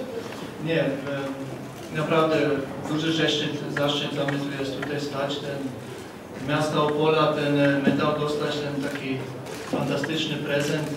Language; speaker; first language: Polish; early bilingual, other home language; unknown